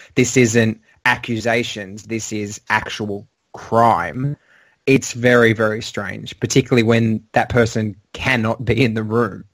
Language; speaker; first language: English; native; English